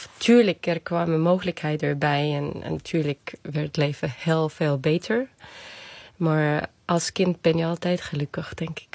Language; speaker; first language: Dutch; non-native, fluent; Estonian